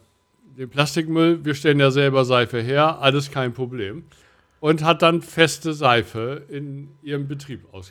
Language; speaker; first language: German; native; German